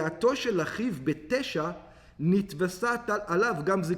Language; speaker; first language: Hebrew; non-native, fluent; English